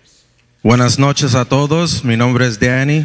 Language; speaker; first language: Spanish; early bilingual, heritage; Spanish